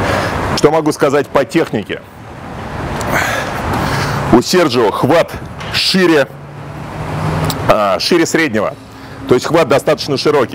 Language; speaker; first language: Russian; native; Russian